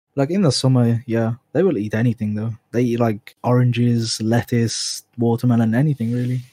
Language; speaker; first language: English; native; English